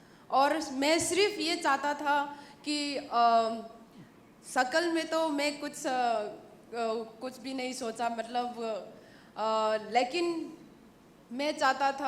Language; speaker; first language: Hindi; non-native, local second language; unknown